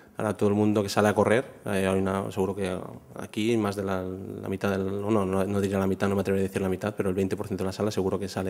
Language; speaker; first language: Spanish; non-native, local second language; Catalan